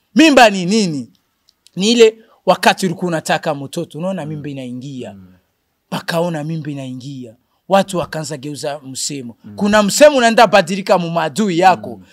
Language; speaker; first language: Swahili; non-native, local second language; Rundi